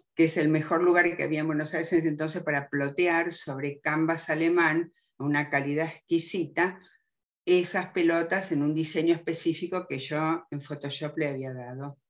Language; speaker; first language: Spanish; early bilingual, other home language; German